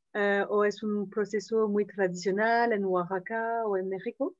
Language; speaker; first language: Spanish; non-native, fluent; English